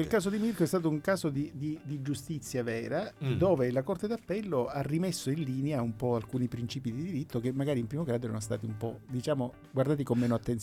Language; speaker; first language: Italian; native; Italian